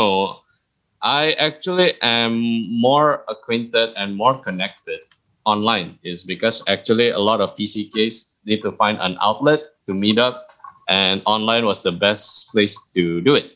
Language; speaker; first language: English; early bilingual, other home language; Indonesian